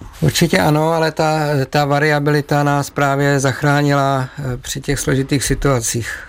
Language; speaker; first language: Czech; native; Czech